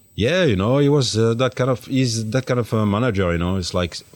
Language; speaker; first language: English; non-native, fluent; French